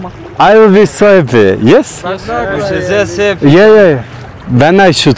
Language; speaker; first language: English; non-native, learner; Turkish